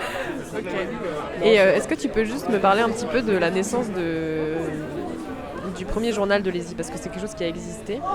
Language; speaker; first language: French; native; French